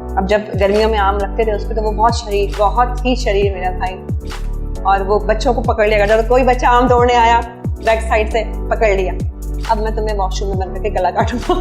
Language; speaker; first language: Urdu; native; Urdu